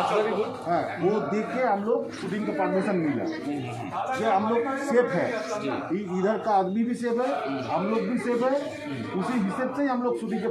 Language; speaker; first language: Hindi; non-native, local second language; Bangla